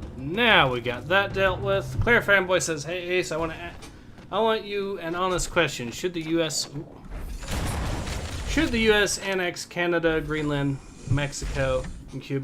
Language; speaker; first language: English; native; English